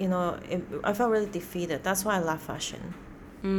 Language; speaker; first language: English; non-native, local second language; Cantonese